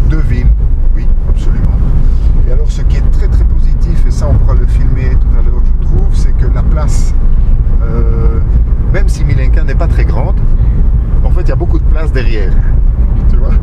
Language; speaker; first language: French; native; French